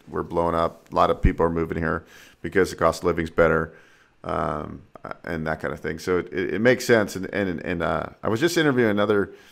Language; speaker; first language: English; native; English